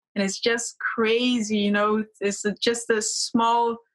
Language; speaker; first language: English; non-native, fluent; Portuguese